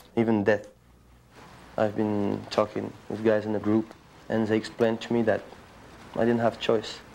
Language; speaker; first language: English; non-native, learner; French